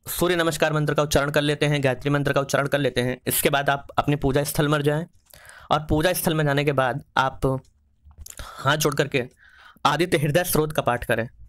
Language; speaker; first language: Hindi; native; Hindi